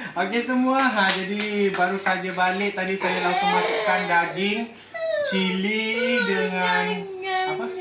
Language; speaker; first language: Malay; non-native, fluent; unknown